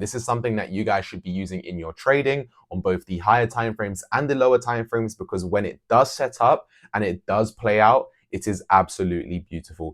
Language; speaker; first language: English; native; English